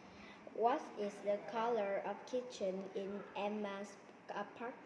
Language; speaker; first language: English; non-native, learner; Vietnamese